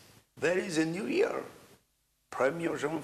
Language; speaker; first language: English; non-native, learner; Malagasy